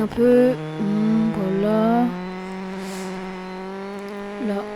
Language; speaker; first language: French; native; French